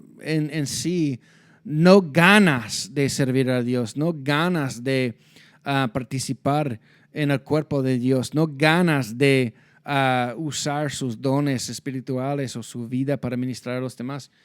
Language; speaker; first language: Spanish; non-native, fluent; English